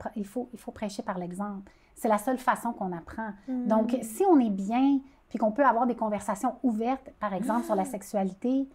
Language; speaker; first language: French; native; French